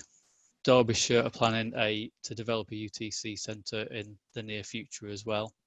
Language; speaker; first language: English; native; English